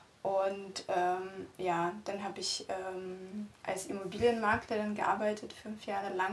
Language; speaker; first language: German; non-native, fluent; Russian